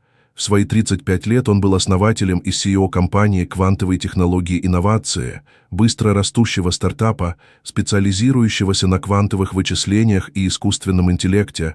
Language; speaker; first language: Russian; native; Russian